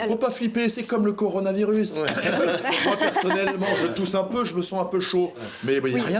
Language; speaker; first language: French; native; French